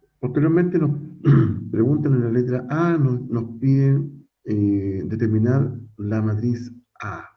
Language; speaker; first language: Spanish; native; Spanish